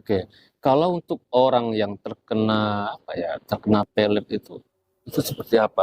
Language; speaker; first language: Indonesian; native; Indonesian